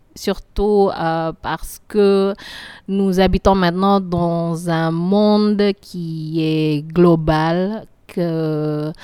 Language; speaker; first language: French; non-native, learner; Indonesian